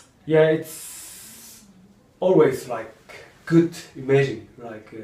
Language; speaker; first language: English; non-native, learner; Japanese